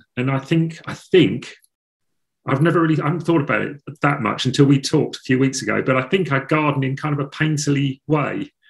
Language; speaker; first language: English; native; English